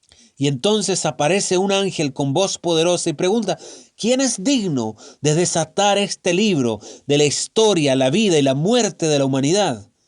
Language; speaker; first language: Spanish; native; Spanish